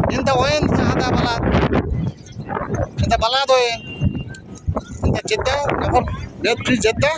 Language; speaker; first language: Arabic; non-native, learner; Bangla